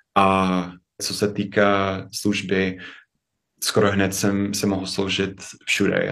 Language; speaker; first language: Czech; non-native, fluent; English